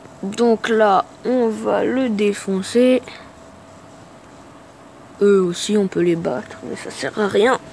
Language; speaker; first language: French; native; French